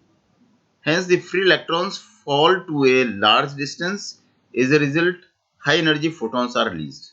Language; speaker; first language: English; non-native, local second language; Hindi